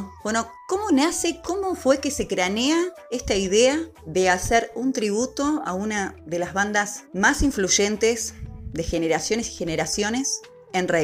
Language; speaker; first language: Spanish; native; Spanish